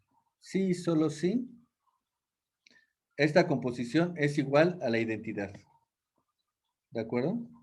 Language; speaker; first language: Spanish; native; Spanish